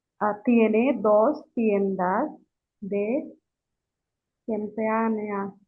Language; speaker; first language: Spanish; non-native, learner; Bangla